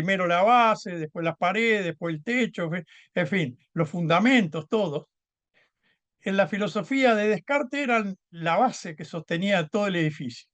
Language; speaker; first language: Spanish; native; Spanish